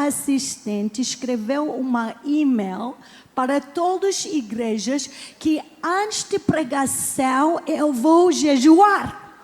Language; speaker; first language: Portuguese; non-native, learner; English